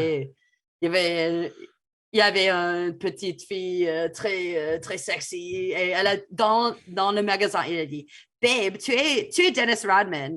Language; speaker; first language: French; non-native, fluent; English